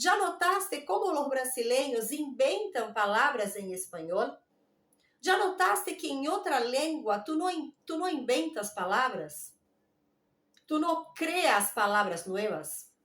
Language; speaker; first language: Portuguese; non-native, learner; Spanish